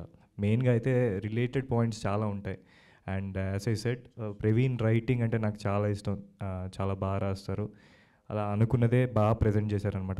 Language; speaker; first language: Telugu; native; Telugu